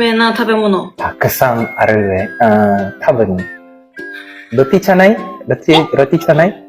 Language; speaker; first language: Japanese; non-native, learner; Malay